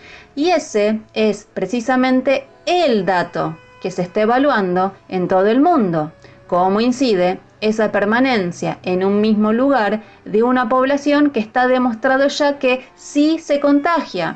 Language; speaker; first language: Spanish; native; Spanish